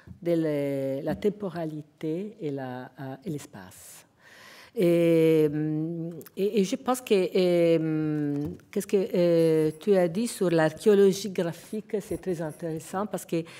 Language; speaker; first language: French; non-native, fluent; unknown